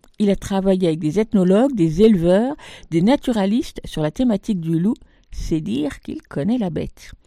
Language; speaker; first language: French; native; French